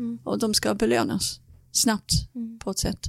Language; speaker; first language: Swedish; non-native, fluent; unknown